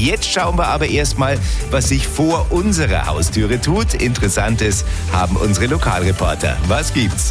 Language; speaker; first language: German; native; German